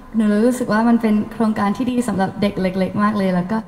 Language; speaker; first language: Thai; early bilingual, heritage; Thai